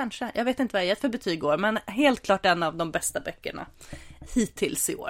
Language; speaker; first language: Swedish; native; Swedish